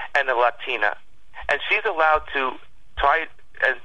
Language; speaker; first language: English; early bilingual, other home language; Spanish